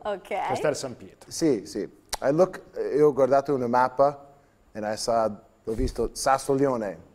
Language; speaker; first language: Italian; non-native, learner; English